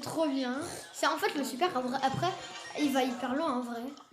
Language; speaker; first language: French; native; French